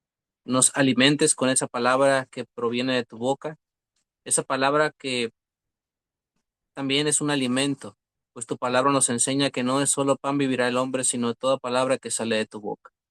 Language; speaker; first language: Spanish; native; Spanish